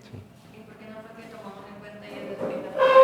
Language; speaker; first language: Spanish; native; Spanish